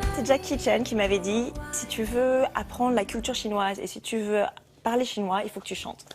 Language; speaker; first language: French; native; French